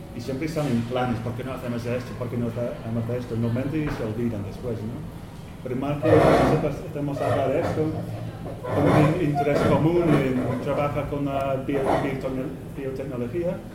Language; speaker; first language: Spanish; non-native, fluent; English